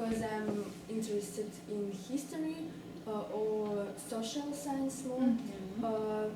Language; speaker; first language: English; non-native, fluent; Russian